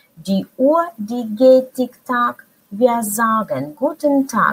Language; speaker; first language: German; non-native, fluent; Russian